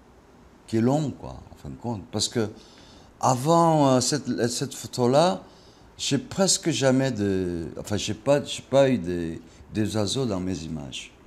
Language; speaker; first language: French; non-native, fluent; Korean